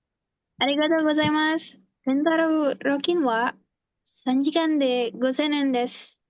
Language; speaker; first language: Japanese; non-native, learner; Indonesian